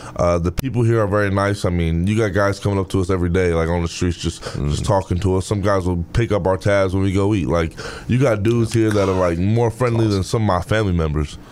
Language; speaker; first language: English; native; English